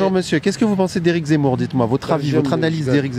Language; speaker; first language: French; native; French